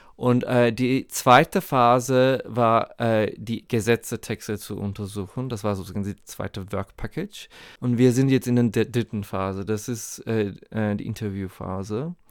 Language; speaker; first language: German; non-native, fluent; Turkish